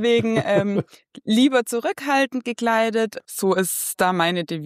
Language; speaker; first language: German; native; German